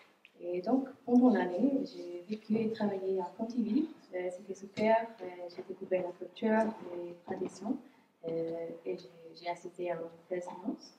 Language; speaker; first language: French; non-native, fluent; English